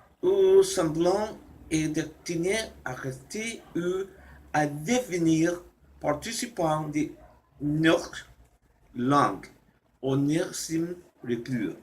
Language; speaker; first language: French; non-native, learner; Spanish